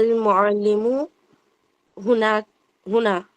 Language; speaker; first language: Arabic; non-native, learner; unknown